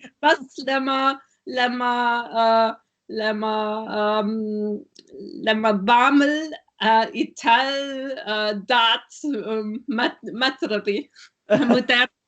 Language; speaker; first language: Arabic; non-native, learner; German